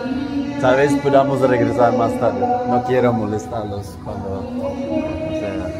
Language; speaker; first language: Spanish; non-native, learner; Swedish